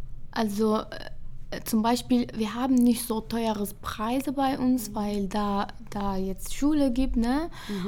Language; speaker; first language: German; non-native, fluent; Arabic